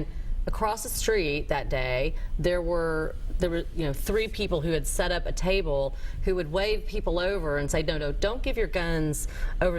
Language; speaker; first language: English; native; English